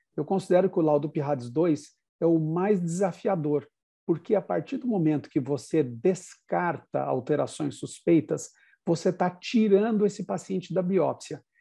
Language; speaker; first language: Portuguese; native; Portuguese